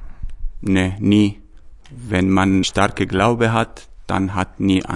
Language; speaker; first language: German; non-native, learner; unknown